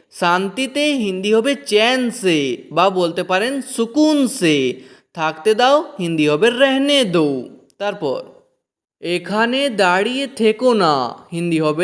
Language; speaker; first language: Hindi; non-native, fluent; Bangla